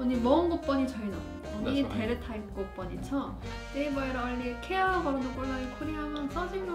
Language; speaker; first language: Nepali; non-native, fluent; Korean